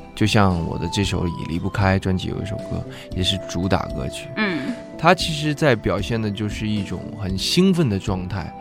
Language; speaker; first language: Chinese; native; Chinese